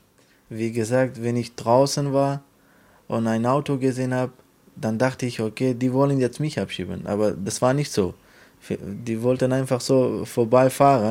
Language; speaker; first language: German; non-native, fluent; Persian